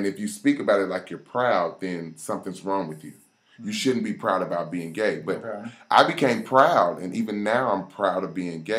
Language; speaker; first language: English; native; English